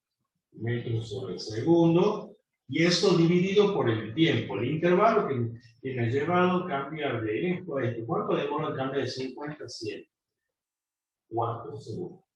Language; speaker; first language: Spanish; native; Spanish